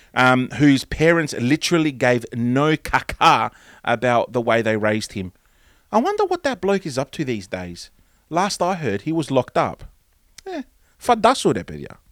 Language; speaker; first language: English; early bilingual, other home language; Greek